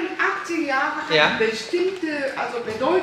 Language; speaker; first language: German; non-native, learner; Korean